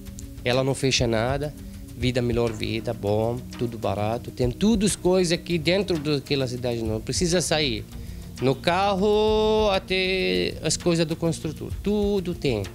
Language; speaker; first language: Portuguese; non-native, learner; Arabic